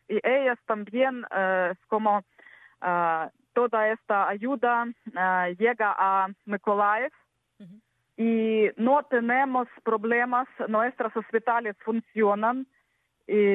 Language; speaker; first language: Spanish; non-native, learner; Ukrainian